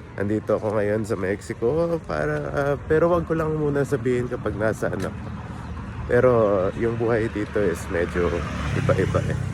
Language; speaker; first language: Filipino; native; Filipino